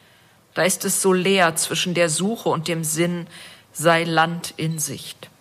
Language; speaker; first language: German; native; German